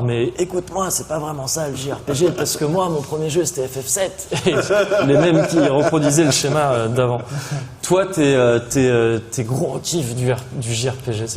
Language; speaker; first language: French; native; French